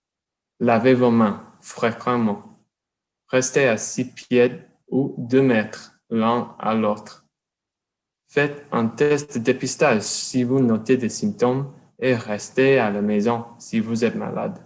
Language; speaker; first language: French; non-native, learner; English